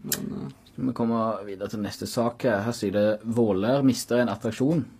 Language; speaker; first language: Norwegian; native; Norwegian